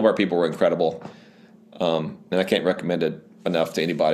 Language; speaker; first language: English; native; English